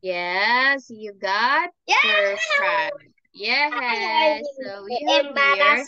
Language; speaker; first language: English; non-native, fluent; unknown